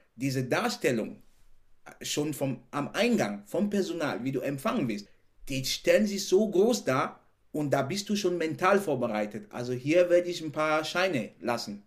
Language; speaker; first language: German; non-native, fluent; French